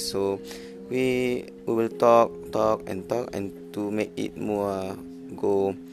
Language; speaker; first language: English; non-native, learner; Malay